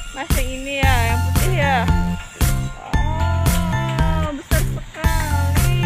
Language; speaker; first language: Indonesian; native; Indonesian